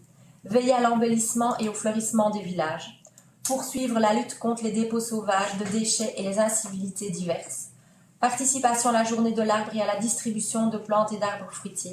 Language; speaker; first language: French; native; French